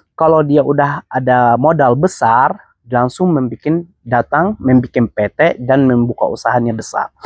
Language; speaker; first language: Indonesian; non-native, fluent; Arabic